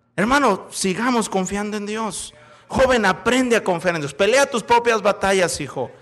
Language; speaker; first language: Spanish; native; Spanish